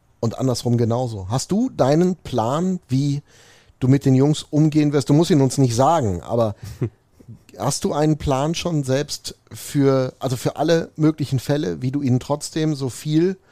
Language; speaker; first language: German; native; German